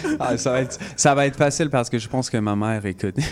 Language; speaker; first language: French; non-native, local second language; English